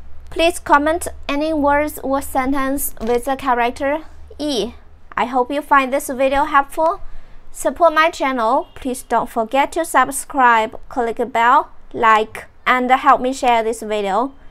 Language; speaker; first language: English; non-native, fluent; Chinese